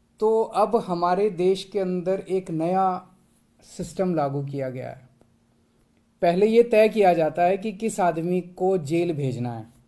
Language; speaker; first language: Hindi; native; Hindi